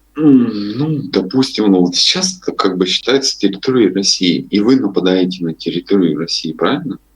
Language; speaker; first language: Russian; native; Russian